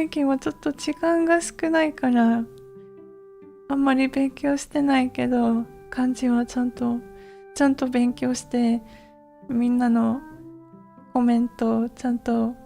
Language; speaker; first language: Japanese; non-native, learner; English